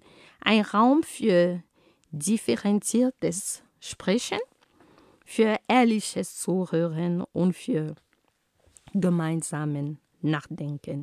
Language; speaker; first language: German; non-native, fluent; Ghomala